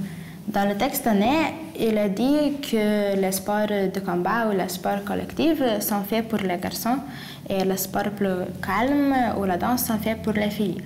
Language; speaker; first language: French; non-native, learner; Lithuanian